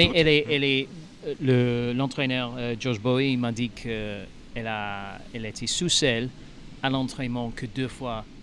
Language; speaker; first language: French; non-native, learner; English